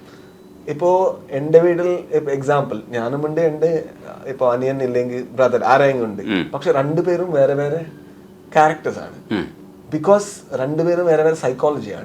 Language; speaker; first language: Malayalam; non-native, local second language; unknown